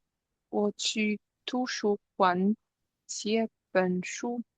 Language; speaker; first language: Chinese; non-native, learner; English